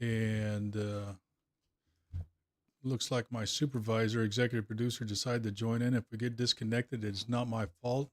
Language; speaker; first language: English; native; English